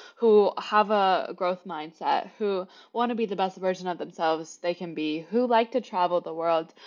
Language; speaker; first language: English; native; English